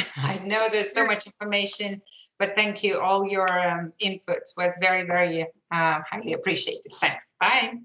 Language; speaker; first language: English; non-native, fluent; Lithuanian